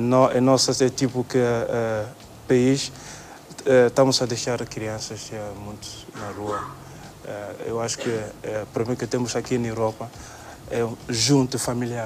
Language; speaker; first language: Portuguese; non-native, learner; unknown